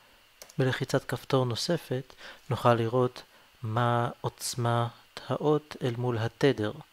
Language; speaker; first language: Hebrew; native; Hebrew